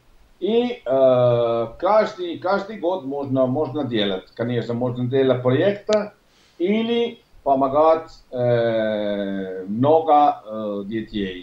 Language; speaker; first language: Russian; non-native, learner; Italian